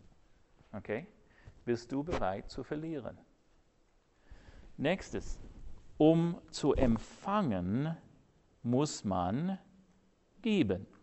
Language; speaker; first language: German; non-native, fluent; English